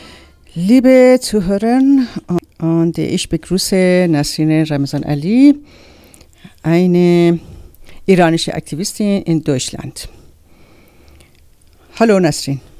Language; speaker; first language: German; non-native, learner; Persian